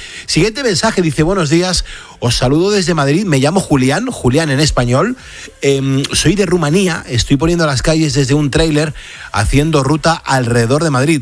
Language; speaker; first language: Spanish; native; Spanish